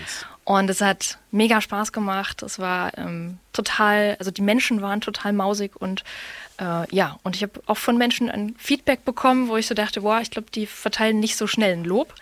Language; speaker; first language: German; native; German